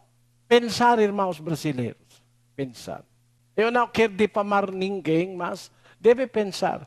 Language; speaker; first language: Portuguese; non-native, learner; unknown